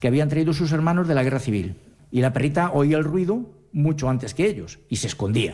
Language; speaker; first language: Spanish; native; Spanish